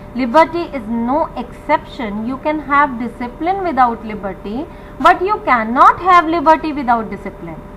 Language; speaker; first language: English; non-native, local second language; Punjabi